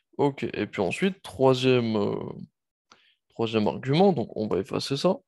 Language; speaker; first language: French; native; French